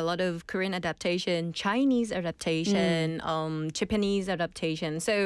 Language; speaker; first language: English; non-native, fluent; Thai